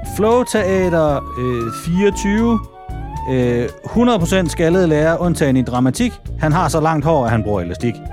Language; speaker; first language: Danish; native; Danish